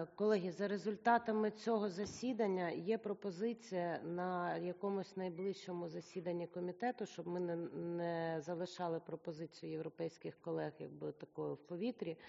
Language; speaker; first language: Ukrainian; native; Ukrainian